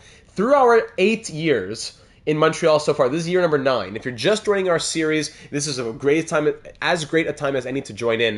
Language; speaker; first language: English; native; English